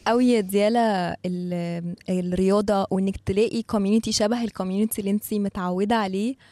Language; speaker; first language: Arabic; native; Arabic